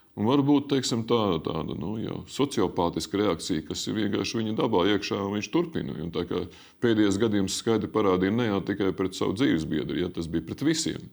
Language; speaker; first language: Latvian; native; Latvian